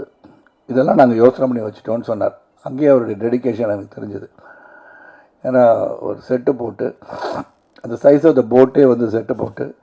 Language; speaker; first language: Tamil; native; Tamil